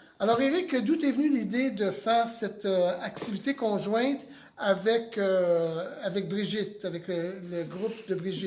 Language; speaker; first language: French; native; French